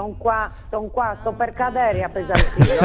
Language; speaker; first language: Italian; native; Italian